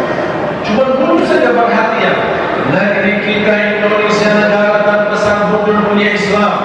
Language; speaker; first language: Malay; non-native, fluent; Arabic